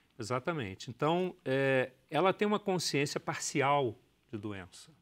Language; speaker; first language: Portuguese; native; Portuguese